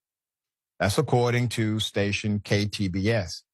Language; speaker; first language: English; native; English